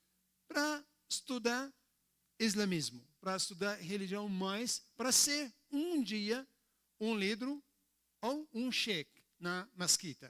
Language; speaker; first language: Portuguese; non-native, learner; Arabic